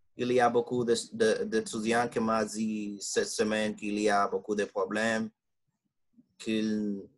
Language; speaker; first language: French; non-native, learner; Spanish